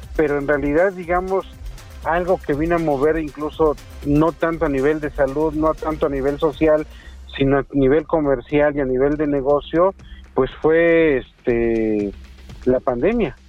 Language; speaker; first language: Spanish; native; Spanish